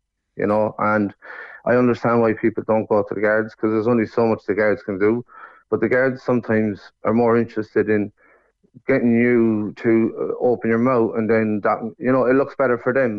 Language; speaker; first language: English; native; English